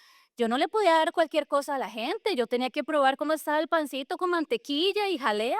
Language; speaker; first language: Spanish; native; Spanish